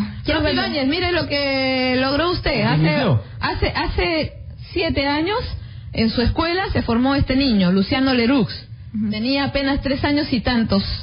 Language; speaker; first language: Spanish; native; Spanish